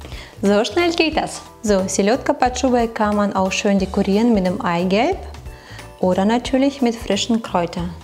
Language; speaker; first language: German; non-native, fluent; Russian